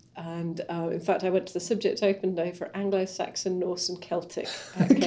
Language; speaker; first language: English; native; English